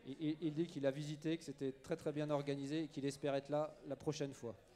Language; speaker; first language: French; native; French